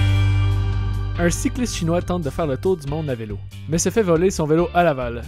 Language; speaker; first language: French; native; French